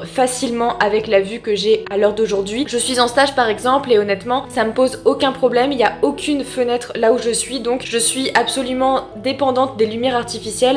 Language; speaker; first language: French; native; French